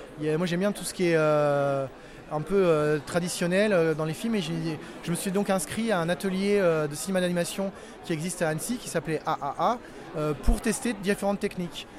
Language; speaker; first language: French; native; French